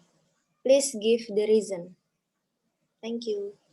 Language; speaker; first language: English; non-native, learner; Indonesian